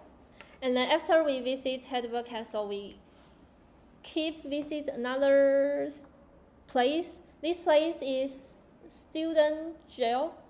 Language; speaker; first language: English; non-native, learner; Chinese